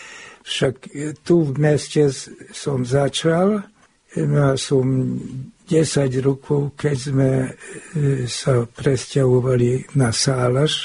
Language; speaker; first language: Slovak; non-native, local second language; Hungarian